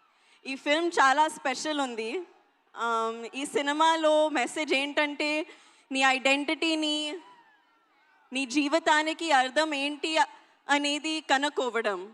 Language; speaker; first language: Telugu; non-native, learner; Hindi